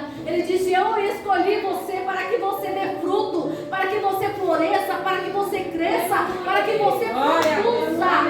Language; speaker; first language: Portuguese; native; Portuguese